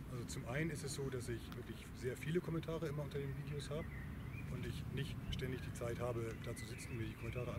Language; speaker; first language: German; native; German